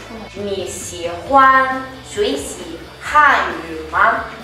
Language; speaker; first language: Chinese; non-native, fluent; Italian